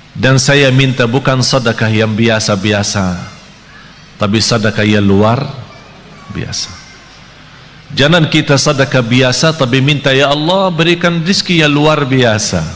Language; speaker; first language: Malay; non-native, fluent; Arabic